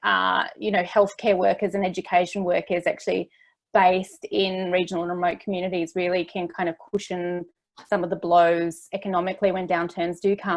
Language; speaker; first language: English; native; English